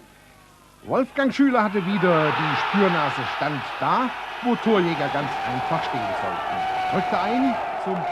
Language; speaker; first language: German; native; German